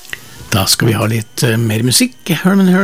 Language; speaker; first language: Norwegian; native; Norwegian